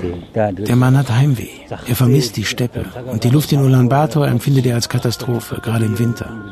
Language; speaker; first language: German; native; German